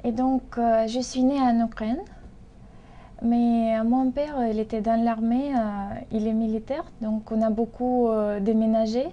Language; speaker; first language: French; non-native, fluent; Russian